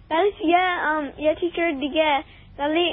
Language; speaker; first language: Persian; early bilingual, heritage; Persian